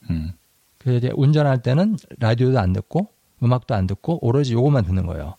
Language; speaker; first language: Korean; native; Korean